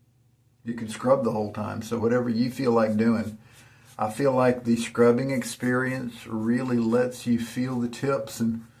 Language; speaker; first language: English; native; English